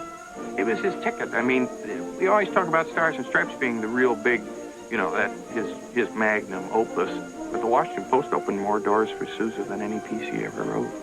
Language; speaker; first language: English; native; English